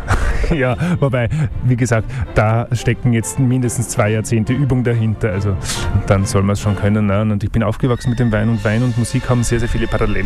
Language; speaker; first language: German; native; German